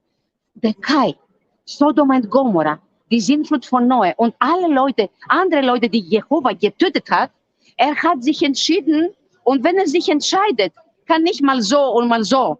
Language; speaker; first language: German; non-native, fluent; Greek